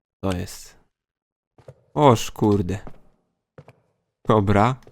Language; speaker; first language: Polish; native; Polish